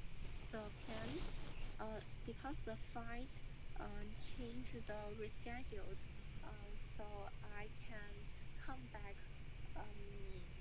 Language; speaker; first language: English; non-native, learner; Chinese